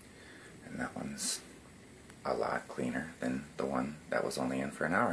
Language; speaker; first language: English; native; English